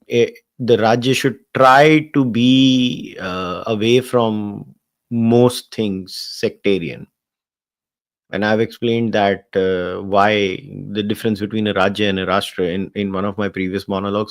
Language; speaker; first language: English; non-native, local second language; Hindi